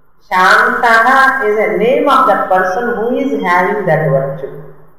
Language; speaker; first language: English; non-native, local second language; Tamil